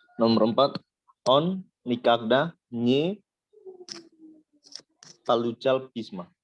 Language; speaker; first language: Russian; non-native, learner; Indonesian